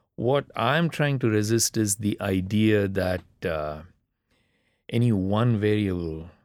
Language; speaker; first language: English; non-native, local second language; Tamil